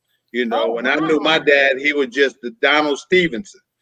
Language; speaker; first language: English; native; English